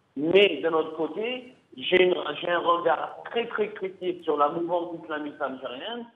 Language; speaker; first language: French; non-native, local second language; Arabic